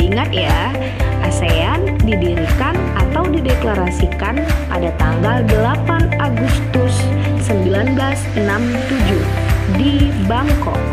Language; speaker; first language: Indonesian; native; Indonesian